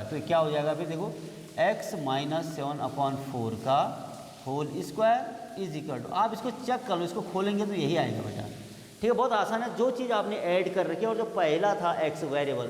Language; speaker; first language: Hindi; native; Hindi